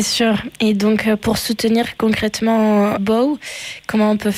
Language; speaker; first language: French; native; French